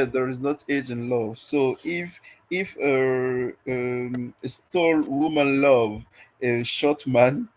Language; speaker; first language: English; non-native, learner; French